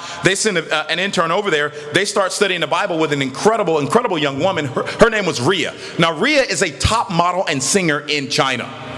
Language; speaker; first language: English; native; English